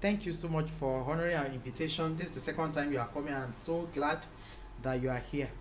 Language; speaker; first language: English; non-native, local second language; Yoruba